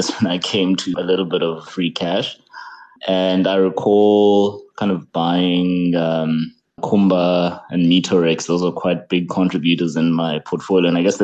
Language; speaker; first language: English; non-native, local second language; Xhosa